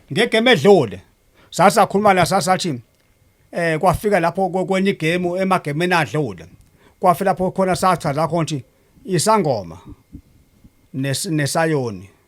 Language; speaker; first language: Zulu; native; Zulu